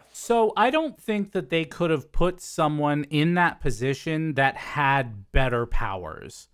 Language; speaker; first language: English; native; English